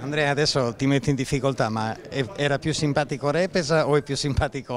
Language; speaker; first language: Italian; native; Italian